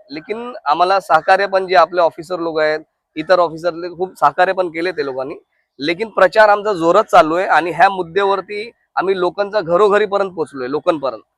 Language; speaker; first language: Marathi; non-native, local second language; Hindi